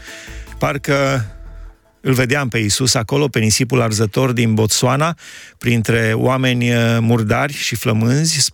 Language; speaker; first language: Romanian; native; Romanian